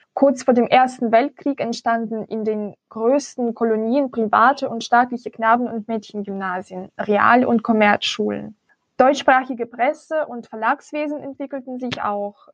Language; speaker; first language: German; non-native, fluent; Russian